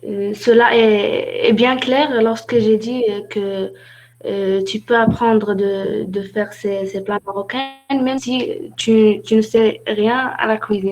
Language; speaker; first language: French; non-native, learner; Arabic